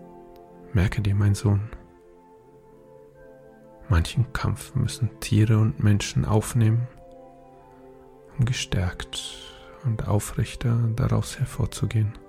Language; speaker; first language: German; native; German